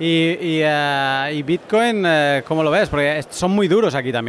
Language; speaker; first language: Spanish; native; Spanish